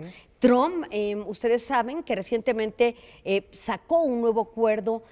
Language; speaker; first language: Spanish; native; Spanish